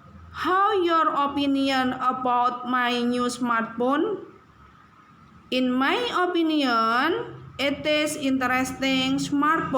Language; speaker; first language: English; non-native, learner; Indonesian